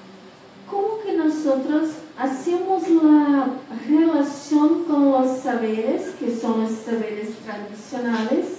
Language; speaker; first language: Spanish; non-native, fluent; Portuguese